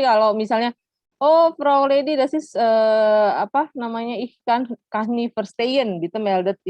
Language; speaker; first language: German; non-native, learner; Indonesian